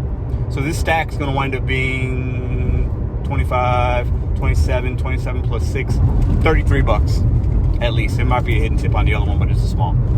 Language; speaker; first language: English; native; English